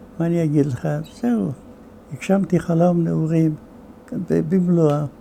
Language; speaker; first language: Hebrew; non-native, fluent; Yiddish